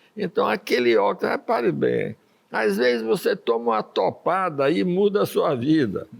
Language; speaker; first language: Portuguese; early bilingual, other home language; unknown